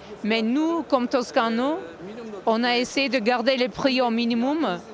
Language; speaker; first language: French; non-native, learner; Turkish